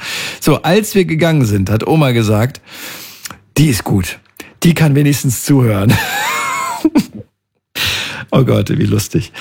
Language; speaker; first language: German; native; German